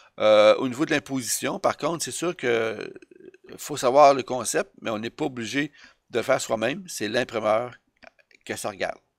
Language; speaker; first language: French; native; French